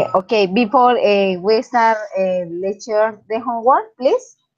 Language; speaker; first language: English; non-native, learner; Spanish